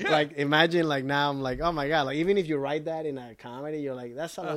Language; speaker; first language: English; early bilingual, other home language; Spanish